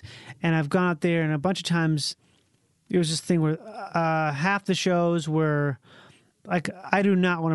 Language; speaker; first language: English; native; English